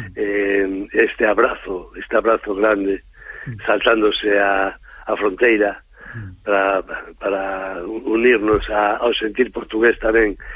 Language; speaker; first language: Galician; native; Galician